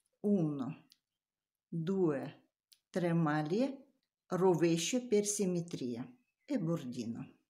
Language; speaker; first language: Italian; non-native, learner; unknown